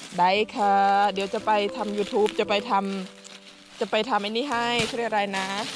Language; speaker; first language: Thai; native; Thai